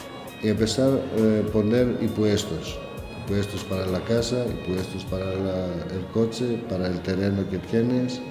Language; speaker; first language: Spanish; non-native, learner; Greek